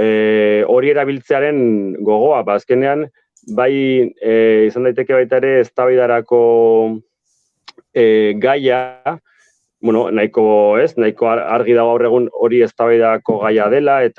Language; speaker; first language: Basque; native; Basque